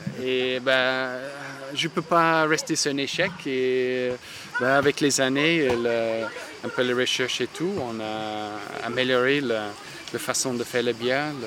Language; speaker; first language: French; non-native, fluent; English